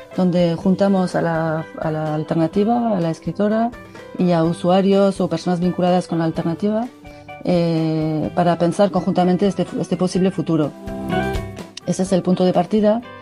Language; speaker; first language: Spanish; non-native, fluent; French